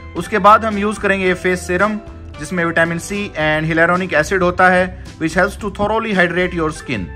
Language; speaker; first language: Hindi; native; Hindi